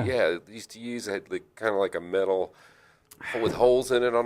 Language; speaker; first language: English; native; English